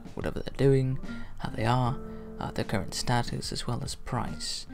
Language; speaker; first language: English; early bilingual, other home language; Spanish